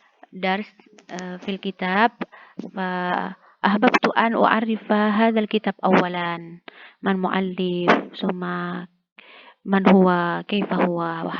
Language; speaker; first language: Arabic; non-native, fluent; Indonesian